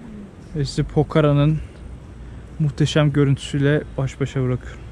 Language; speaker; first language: Turkish; native; Turkish